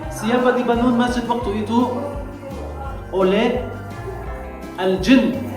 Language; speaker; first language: Indonesian; non-native, learner; Arabic